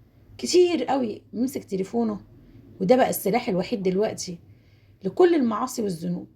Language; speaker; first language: Arabic; native; Arabic